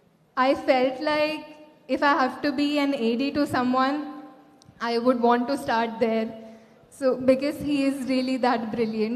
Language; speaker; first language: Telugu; non-native, fluent; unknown